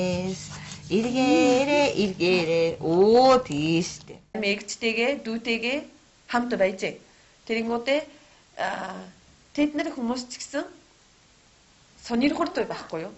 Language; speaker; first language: Mongolian; non-native, learner; Japanese